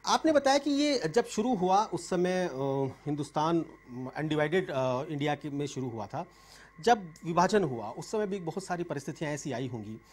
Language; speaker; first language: Hindi; native; Hindi